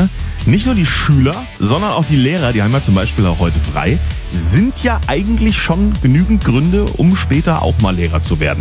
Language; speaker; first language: German; native; German